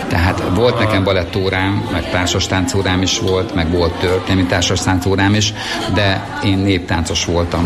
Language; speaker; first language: Hungarian; native; Hungarian